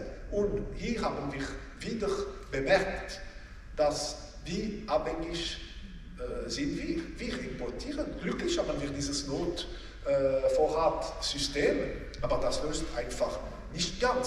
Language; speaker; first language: German; non-native, local second language; French